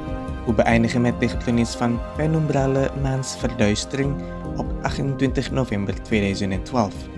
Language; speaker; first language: Dutch; non-native, fluent; Indonesian